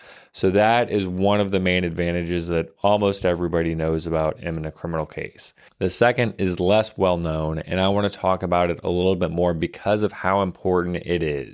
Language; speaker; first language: English; native; English